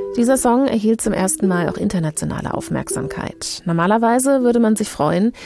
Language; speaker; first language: German; native; German